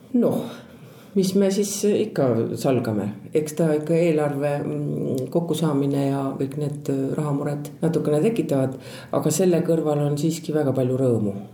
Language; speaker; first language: Estonian; native; Estonian